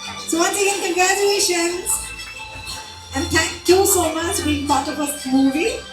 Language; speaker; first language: English; non-native, local second language; Malayalam